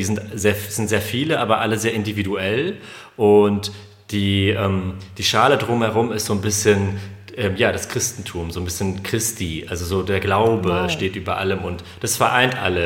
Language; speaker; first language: German; early bilingual, other home language; Armenian